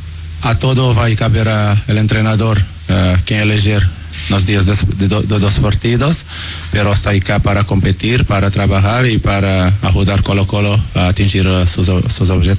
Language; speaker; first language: Spanish; non-native, learner; Portuguese